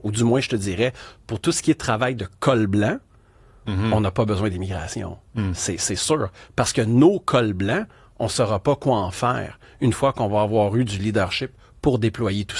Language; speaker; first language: French; native; French